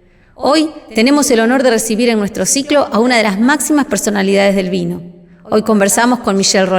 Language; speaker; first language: Spanish; native; Spanish